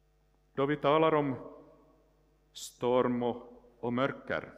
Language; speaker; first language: Swedish; non-native, local second language; Finnish